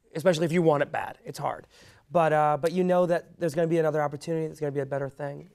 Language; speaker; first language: English; early bilingual, other home language; Persian